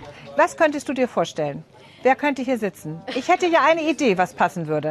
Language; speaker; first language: German; native; German